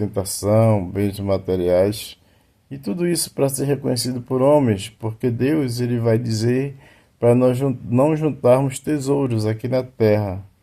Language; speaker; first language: Portuguese; native; Portuguese